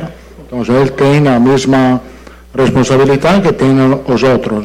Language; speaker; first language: Portuguese; non-native, fluent; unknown